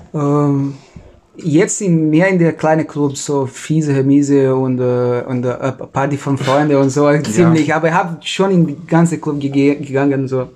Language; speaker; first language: German; non-native, fluent; Portuguese